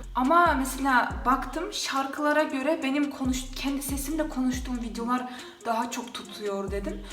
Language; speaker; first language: Turkish; non-native, fluent; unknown